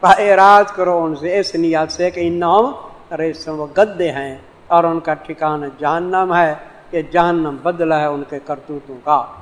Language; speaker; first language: Urdu; non-native, local second language; Saraiki